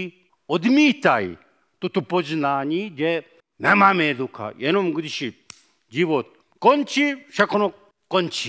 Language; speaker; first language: Czech; non-native, fluent; Korean